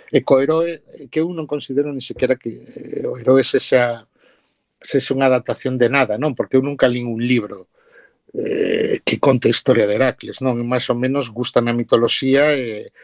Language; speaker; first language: Galician; native; Galician